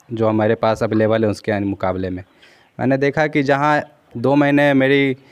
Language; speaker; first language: Hindi; native; Hindi